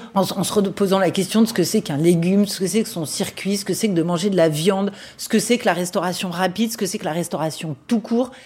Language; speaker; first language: French; native; French